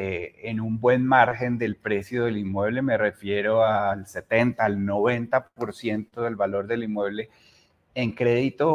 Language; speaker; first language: Spanish; native; Spanish